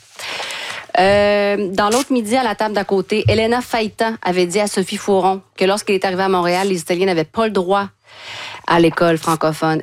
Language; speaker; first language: French; native; French